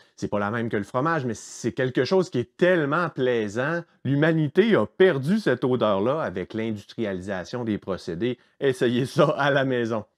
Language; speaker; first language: French; native; French